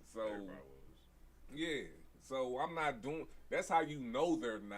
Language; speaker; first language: English; native; English